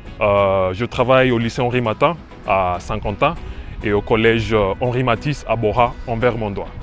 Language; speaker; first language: French; non-native, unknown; Swahili